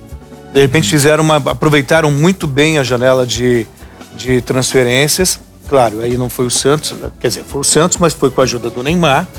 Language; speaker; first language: Portuguese; native; Portuguese